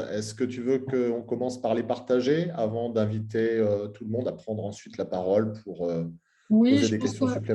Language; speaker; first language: French; native; French